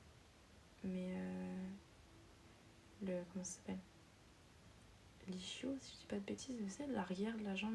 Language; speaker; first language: French; native; French